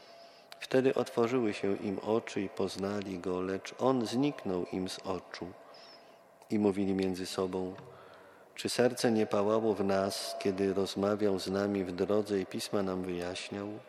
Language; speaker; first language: Polish; native; Polish